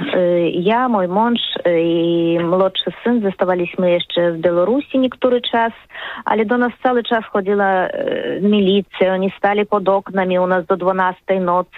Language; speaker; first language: Polish; non-native, learner; Russian